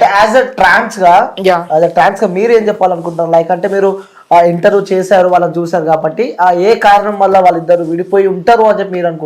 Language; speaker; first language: Telugu; native; Telugu